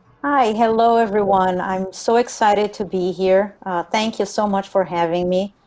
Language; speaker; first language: English; non-native, fluent; Spanish